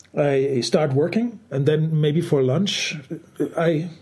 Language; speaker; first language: English; non-native, fluent; Danish